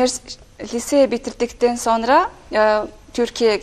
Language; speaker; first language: Turkish; non-native, fluent; Mongolian